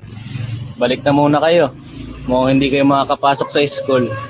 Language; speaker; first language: Filipino; native; Filipino